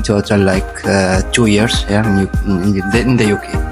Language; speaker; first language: English; non-native, learner; Arabic